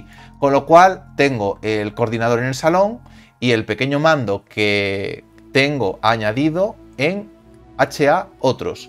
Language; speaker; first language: Spanish; native; Spanish